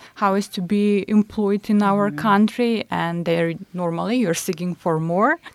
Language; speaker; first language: English; non-native, fluent; Macedonian